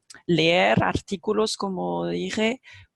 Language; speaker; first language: Spanish; non-native, fluent; French